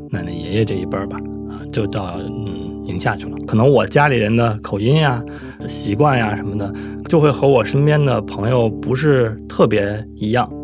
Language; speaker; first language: Chinese; native; Chinese